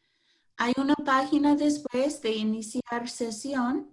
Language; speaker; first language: Spanish; non-native, fluent; English